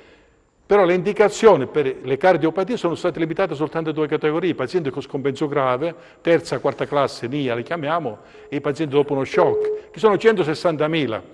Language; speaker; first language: Italian; native; Italian